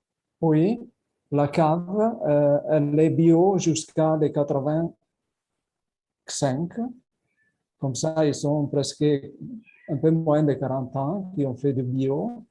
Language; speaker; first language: French; non-native, fluent; Italian